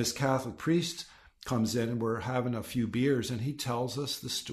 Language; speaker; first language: English; native; English